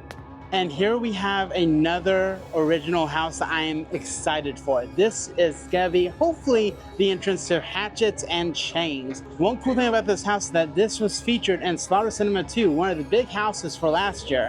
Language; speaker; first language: English; native; English